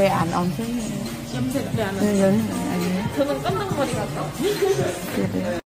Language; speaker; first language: Korean; non-native, learner; Vietnamese